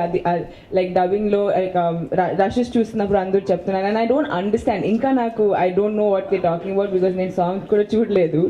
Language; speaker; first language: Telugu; non-native, learner; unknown